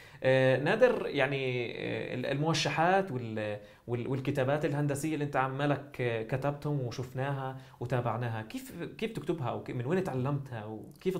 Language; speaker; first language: Arabic; native; Arabic